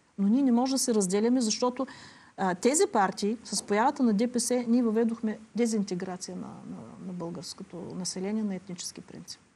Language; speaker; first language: Bulgarian; native; Bulgarian